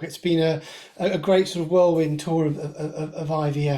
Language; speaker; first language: English; native; English